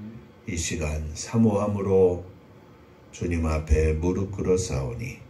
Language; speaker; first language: Korean; native; Korean